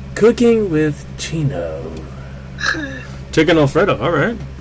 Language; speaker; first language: English; early bilingual, other home language; Spanish